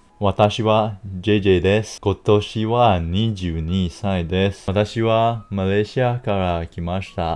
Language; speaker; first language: Japanese; non-native, learner; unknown